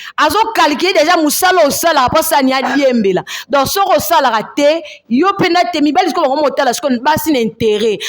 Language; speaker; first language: Lingala; non-native, local second language; Swahili